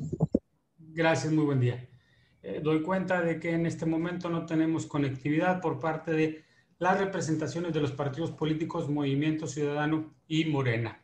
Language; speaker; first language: Spanish; native; Spanish